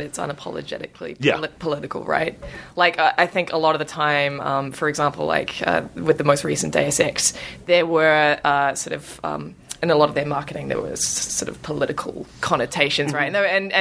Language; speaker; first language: English; native; English